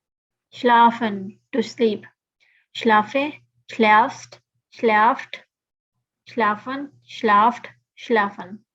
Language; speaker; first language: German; non-native, learner; Urdu